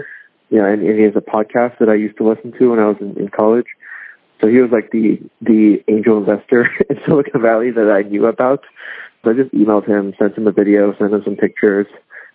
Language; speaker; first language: English; non-native, local second language; Cantonese